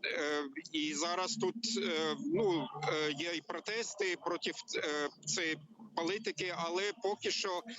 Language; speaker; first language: Ukrainian; non-native, learner; German